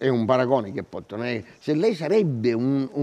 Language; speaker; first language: Italian; native; Italian